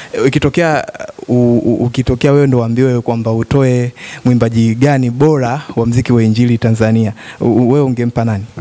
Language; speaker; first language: Swahili; native; Swahili